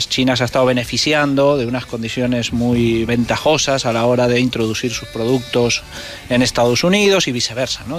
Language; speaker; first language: Spanish; native; Spanish